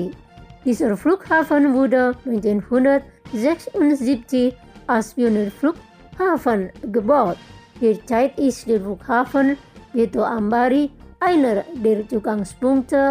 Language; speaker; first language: German; non-native, fluent; Indonesian